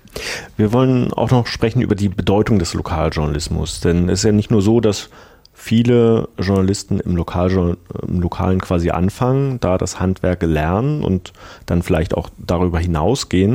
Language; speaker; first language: German; native; German